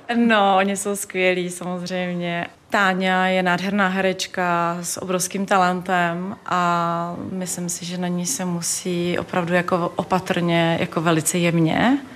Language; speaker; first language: Czech; native; Czech